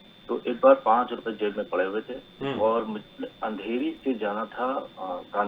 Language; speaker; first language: Hindi; native; Hindi